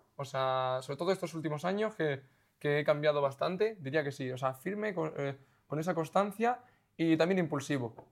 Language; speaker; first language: Spanish; native; Spanish